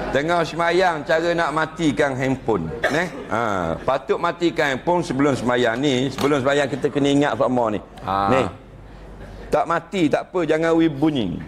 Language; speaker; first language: Malay; native; Malay